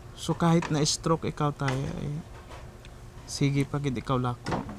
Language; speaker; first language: Filipino; native; Filipino